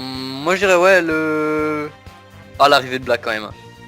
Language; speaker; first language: French; native; French